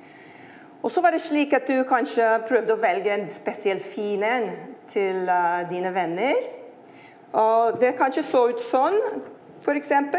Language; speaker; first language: Norwegian; non-native, fluent; English